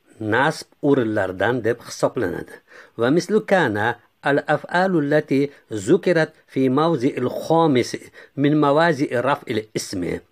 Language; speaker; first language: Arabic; non-native, fluent; Uzbek